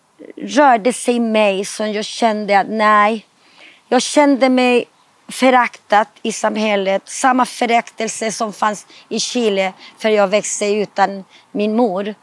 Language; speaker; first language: Swedish; non-native, fluent; Spanish